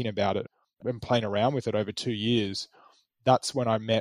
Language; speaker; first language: English; native; English